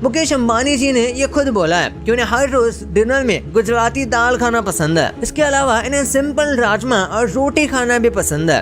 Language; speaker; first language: Hindi; native; Hindi